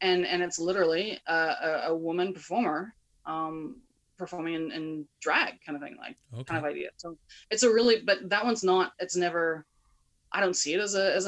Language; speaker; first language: English; native; English